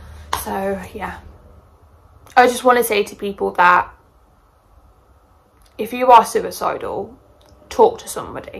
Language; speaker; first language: English; native; English